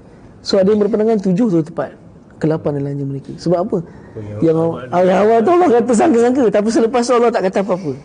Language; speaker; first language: Malay; native; Malay